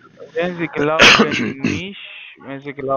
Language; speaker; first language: German; non-native, fluent; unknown